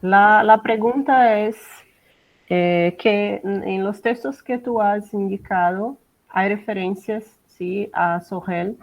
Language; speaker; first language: Spanish; non-native, learner; Portuguese